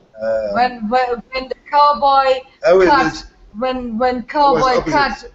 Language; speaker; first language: English; non-native, learner; French